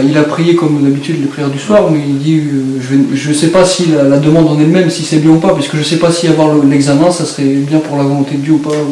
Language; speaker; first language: French; native; French